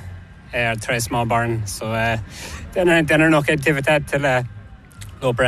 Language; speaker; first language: Norwegian; non-native, fluent; English